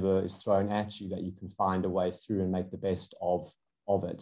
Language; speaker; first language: English; native; English